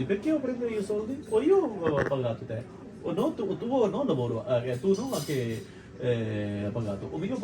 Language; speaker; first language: Italian; non-native, learner; Punjabi